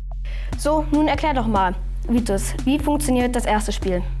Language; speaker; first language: German; native; German